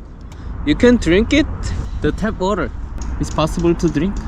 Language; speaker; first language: English; non-native, learner; Korean